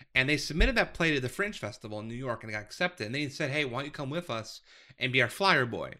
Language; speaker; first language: English; native; English